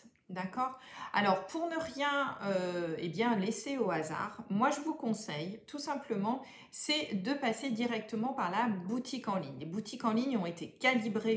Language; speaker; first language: French; native; French